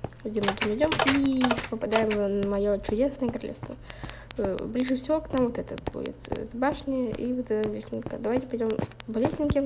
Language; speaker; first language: Russian; native; Russian